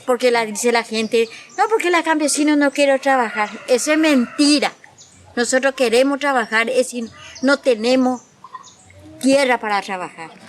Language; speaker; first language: Spanish; non-native, local second language; Guarani